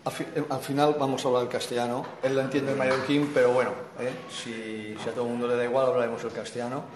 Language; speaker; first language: Spanish; non-native, local second language; Catalan